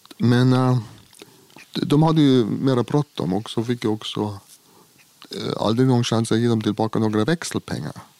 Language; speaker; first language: Swedish; non-native, fluent; German